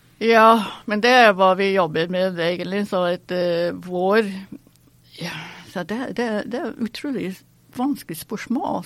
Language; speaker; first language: Norwegian; non-native, fluent; English